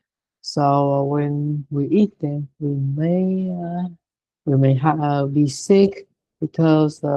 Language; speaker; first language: English; non-native, learner; Vietnamese